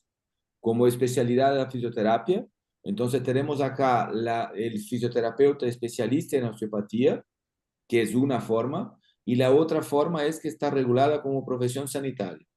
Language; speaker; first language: Spanish; non-native, fluent; Portuguese